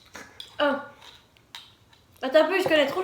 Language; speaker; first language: French; native; French